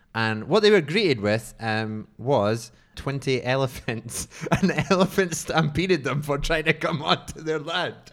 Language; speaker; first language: English; native; English